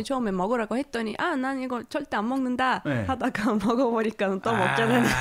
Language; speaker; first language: Korean; non-native, fluent; Turkish